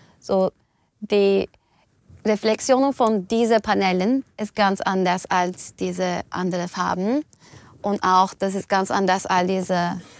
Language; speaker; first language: German; non-native, fluent; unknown